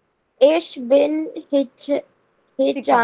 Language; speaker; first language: German; non-native, learner; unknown